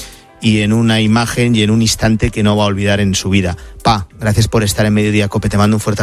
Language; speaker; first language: Spanish; native; Spanish